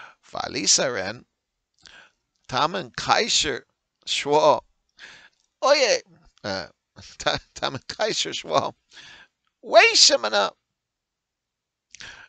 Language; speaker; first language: Chinese; non-native, learner; English